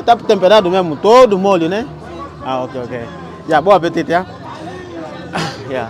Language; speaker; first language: Portuguese; non-native, learner; Vietnamese